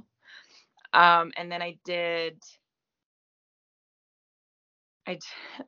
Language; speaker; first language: English; non-native, fluent; French